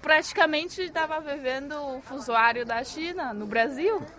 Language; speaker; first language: Portuguese; non-native, fluent; Chinese